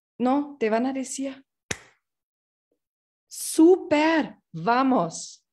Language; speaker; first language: Spanish; non-native, fluent; English